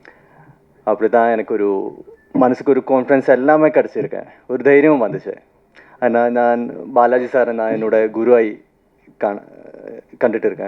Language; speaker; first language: Tamil; non-native, learner; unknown